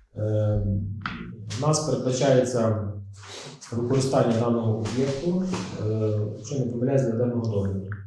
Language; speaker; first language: Ukrainian; native; Ukrainian